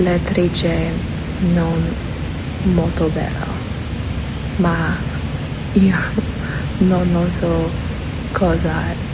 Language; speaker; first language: Italian; non-native, learner; English